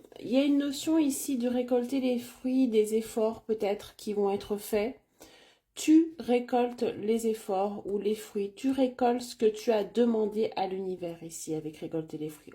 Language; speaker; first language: French; native; French